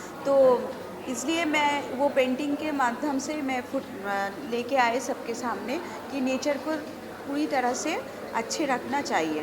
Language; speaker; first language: Hindi; non-native, local second language; Bangla